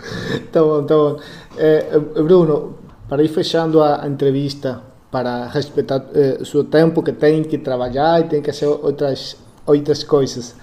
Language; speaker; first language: Portuguese; non-native, learner; Spanish